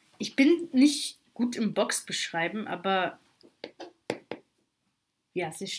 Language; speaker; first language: German; early bilingual, other home language; Russian